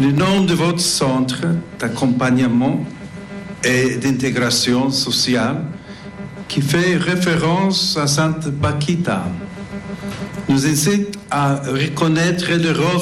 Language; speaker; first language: French; non-native, fluent; English